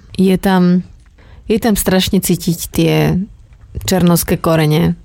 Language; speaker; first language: Slovak; native; Slovak